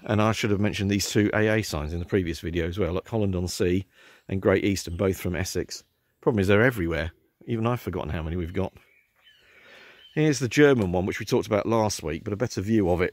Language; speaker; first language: English; native; English